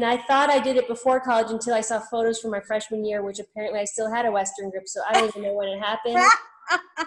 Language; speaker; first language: English; native; English